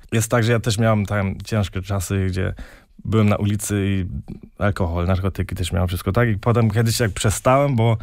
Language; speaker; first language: Polish; early bilingual, heritage; German